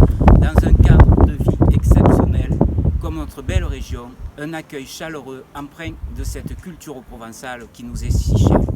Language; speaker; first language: French; native; French